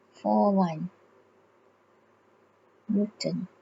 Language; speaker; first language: English; non-native, local second language; Malay